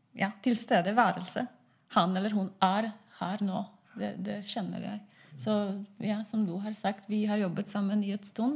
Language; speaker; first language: Norwegian; non-native, fluent; Polish